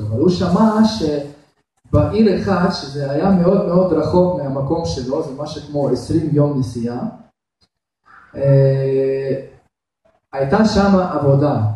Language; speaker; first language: Hebrew; non-native, fluent; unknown